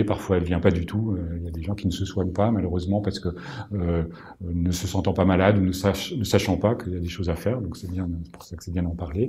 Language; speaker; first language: French; native; French